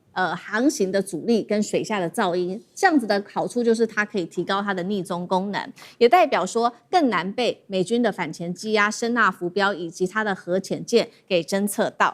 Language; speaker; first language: Chinese; native; Chinese